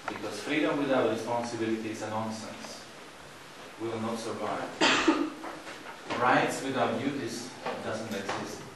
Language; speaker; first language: English; non-native, fluent; Slovak